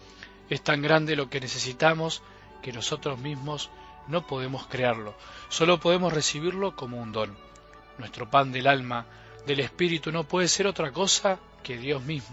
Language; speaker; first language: Spanish; native; Spanish